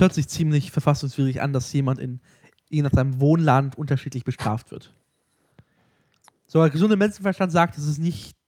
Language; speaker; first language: German; native; German